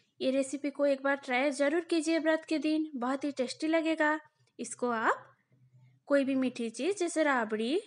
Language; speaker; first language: Hindi; non-native, local second language; Bangla